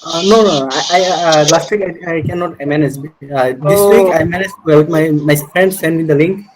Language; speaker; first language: English; non-native, learner; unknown